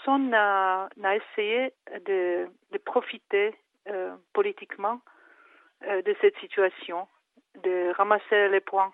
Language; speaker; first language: French; non-native, fluent; Czech